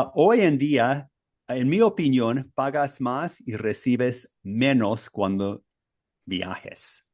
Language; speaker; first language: Spanish; non-native, learner; English